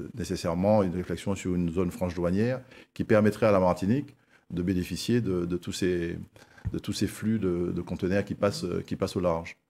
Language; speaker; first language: French; native; French